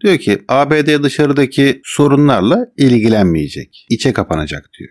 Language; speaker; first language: Turkish; native; Turkish